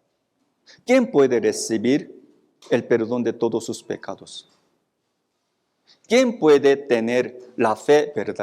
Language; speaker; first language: Spanish; non-native, fluent; Korean